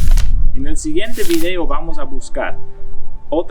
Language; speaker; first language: Spanish; non-native, fluent; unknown